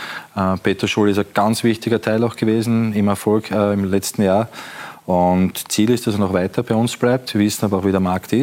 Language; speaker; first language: German; native; German